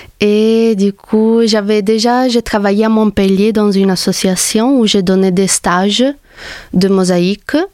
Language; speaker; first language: French; non-native, fluent; Italian